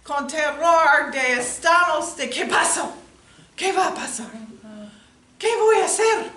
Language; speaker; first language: Spanish; non-native, learner; English